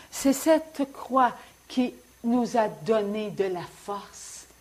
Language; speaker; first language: French; native; French